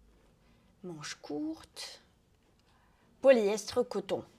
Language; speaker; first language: French; non-native, fluent; Russian